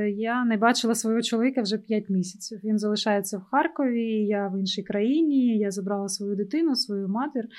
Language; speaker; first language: Ukrainian; non-native, local second language; Russian